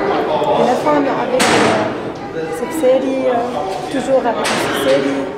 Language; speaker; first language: French; non-native, local second language; Arabic